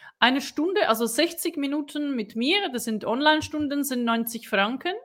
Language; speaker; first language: German; non-native, fluent; Czech